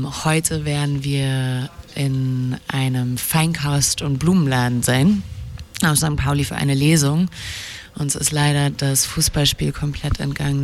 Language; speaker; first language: German; native; German